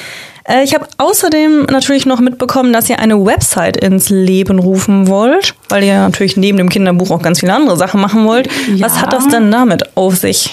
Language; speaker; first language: German; native; German